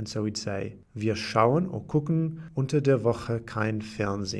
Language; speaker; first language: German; non-native, fluent; English